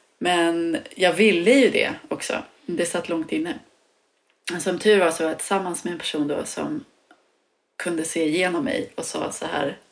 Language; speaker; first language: Swedish; native; Swedish